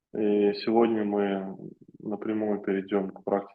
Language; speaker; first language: Russian; native; Russian